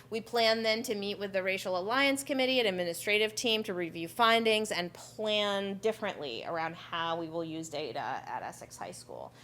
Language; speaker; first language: English; native; English